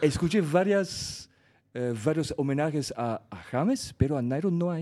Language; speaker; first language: Spanish; non-native, fluent; French